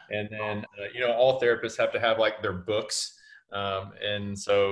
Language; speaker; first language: English; native; English